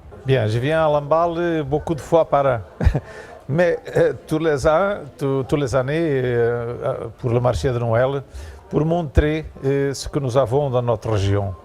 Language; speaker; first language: French; non-native, learner; Portuguese